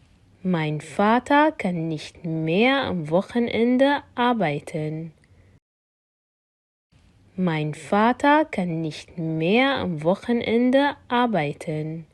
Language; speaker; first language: German; non-native, fluent; Arabic